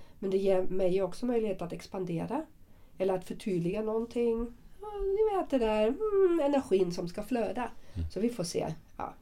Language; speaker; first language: Swedish; non-native, fluent; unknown